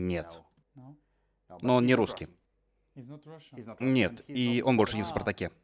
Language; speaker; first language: Russian; native; Russian